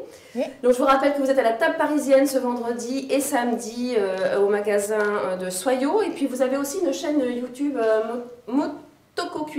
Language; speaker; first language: French; native; French